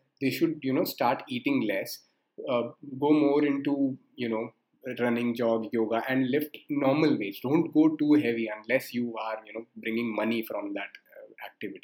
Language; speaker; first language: English; non-native, local second language; Hindi